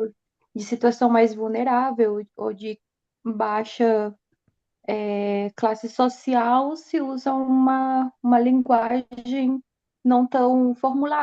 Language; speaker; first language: Portuguese; non-native, fluent; Spanish